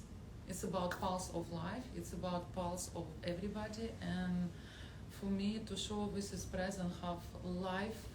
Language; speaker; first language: English; non-native, learner; Russian